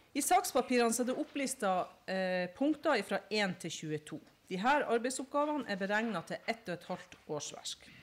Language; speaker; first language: Norwegian; native; Norwegian